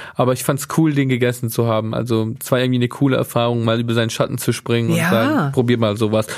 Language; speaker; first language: German; native; German